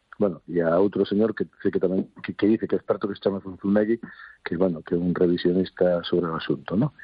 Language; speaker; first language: Galician; non-native, local second language; Spanish